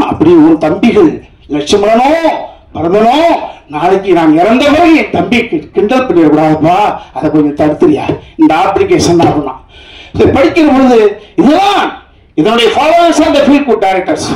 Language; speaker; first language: Tamil; native; Tamil